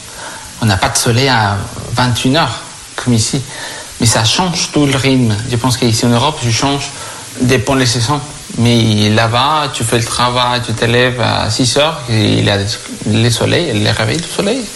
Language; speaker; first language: French; non-native, fluent; Spanish